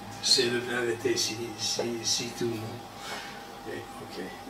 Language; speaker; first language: French; non-native, learner; English